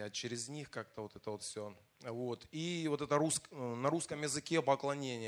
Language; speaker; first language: Russian; native; Russian